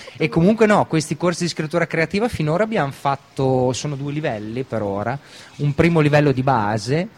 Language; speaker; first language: Italian; native; Italian